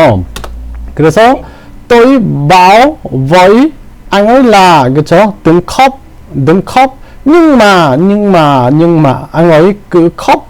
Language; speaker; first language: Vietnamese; non-native, learner; Korean